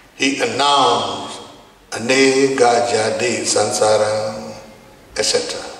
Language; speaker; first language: English; non-native, learner; Burmese